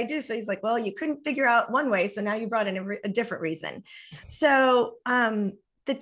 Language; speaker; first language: English; early bilingual, other home language; Spanish